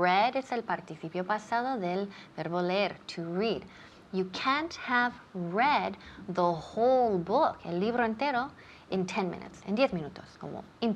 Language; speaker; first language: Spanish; non-native, fluent; English